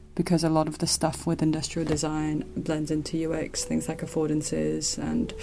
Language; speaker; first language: English; non-native, local second language; Cantonese